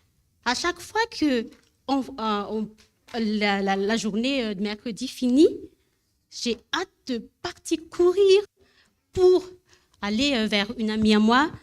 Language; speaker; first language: French; non-native, learner; Malagasy